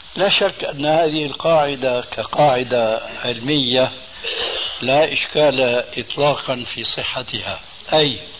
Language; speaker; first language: Arabic; early bilingual, other home language; Albanian